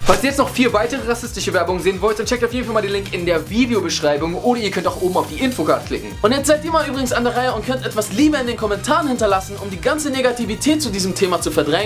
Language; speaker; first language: German; native; German